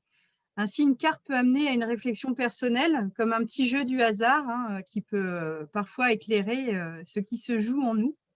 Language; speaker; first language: French; native; French